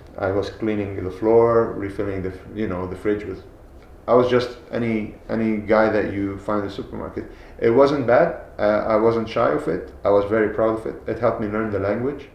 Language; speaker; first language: English; non-native, fluent; Arabic